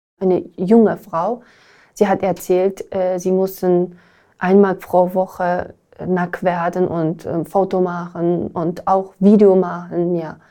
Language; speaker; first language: German; non-native, learner; Uyghur